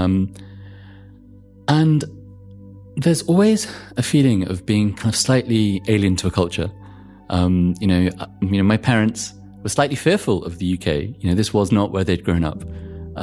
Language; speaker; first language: English; native; English